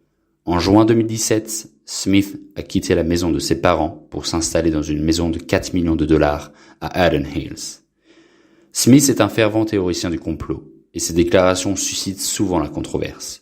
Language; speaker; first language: French; non-native, local second language; Haitian Creole